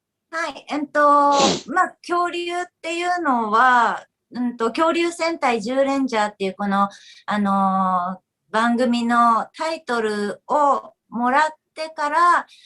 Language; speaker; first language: Japanese; native; Japanese